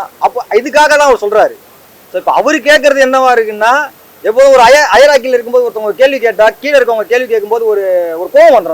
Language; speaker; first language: Tamil; native; Tamil